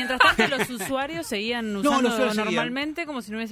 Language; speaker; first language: Spanish; native; Spanish